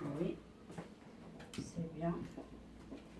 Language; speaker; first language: French; non-native, local second language; Arabic